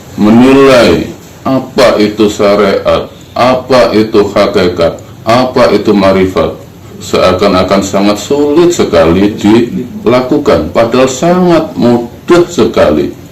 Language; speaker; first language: Indonesian; non-native, local second language; Javanese